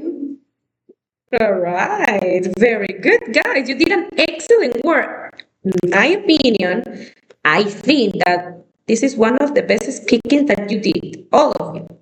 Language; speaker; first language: English; non-native, fluent; Spanish